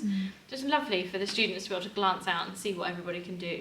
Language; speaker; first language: English; native; English